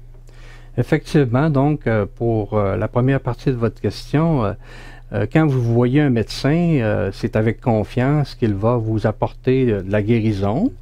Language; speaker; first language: French; native; French